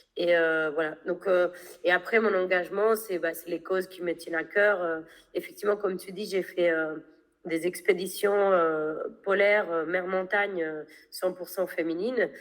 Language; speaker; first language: French; non-native, fluent; Spanish